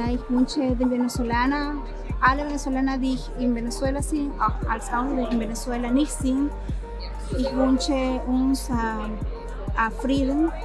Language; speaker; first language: German; non-native, learner; Spanish